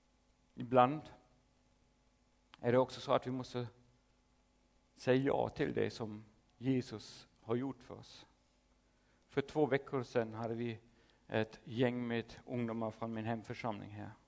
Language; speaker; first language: Swedish; non-native, fluent; German